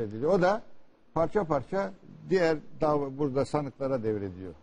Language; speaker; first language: Turkish; native; Turkish